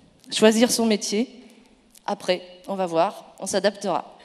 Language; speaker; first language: French; native; French